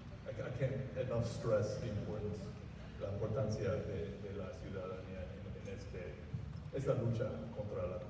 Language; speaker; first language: Spanish; non-native, fluent; English